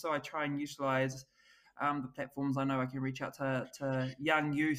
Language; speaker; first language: English; native; English